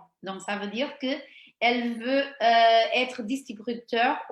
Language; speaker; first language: French; non-native, fluent; Portuguese